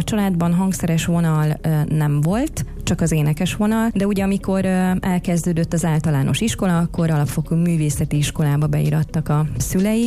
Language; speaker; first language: Hungarian; native; Hungarian